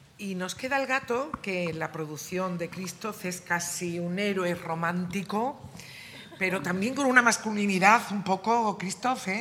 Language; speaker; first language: Spanish; native; Spanish